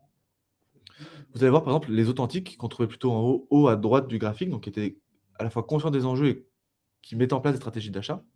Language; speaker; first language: French; native; French